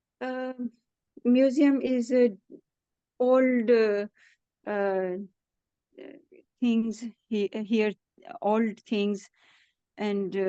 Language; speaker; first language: English; non-native, learner; Urdu